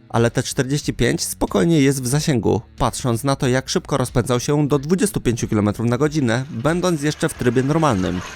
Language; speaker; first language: Polish; native; Polish